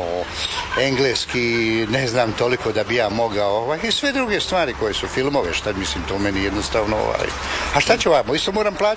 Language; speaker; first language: Serbian; native; Serbian